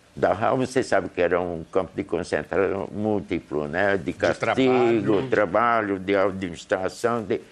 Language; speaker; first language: Portuguese; early bilingual, other home language; Hungarian